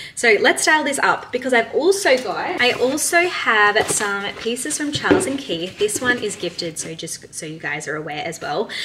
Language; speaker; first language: English; native; English